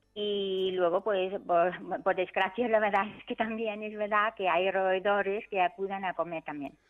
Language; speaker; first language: Spanish; non-native, fluent; German